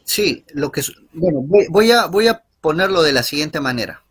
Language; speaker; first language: Spanish; native; Spanish